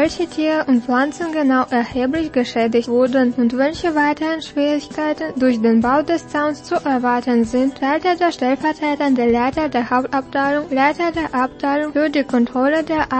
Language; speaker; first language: German; non-native, fluent; Russian